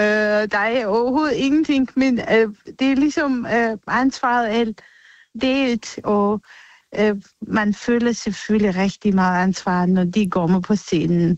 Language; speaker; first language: Danish; non-native, fluent; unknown